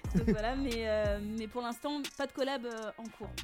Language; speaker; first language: French; native; French